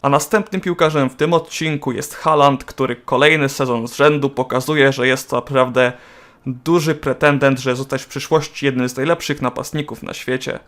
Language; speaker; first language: Polish; native; Polish